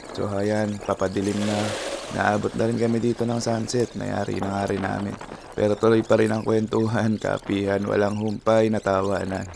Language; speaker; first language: Filipino; native; Filipino